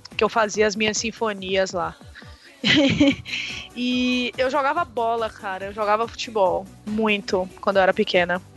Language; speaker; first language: Portuguese; native; Portuguese